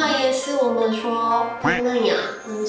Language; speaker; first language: Chinese; non-native, learner; Japanese